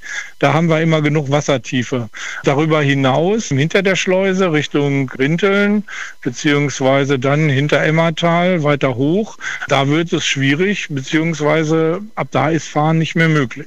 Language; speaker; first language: German; native; German